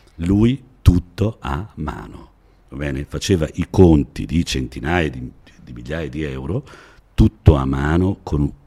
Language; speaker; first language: Italian; native; Italian